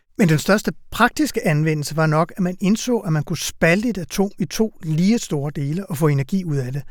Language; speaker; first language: Danish; native; Danish